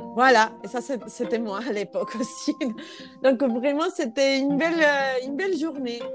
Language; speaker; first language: French; non-native, fluent; Spanish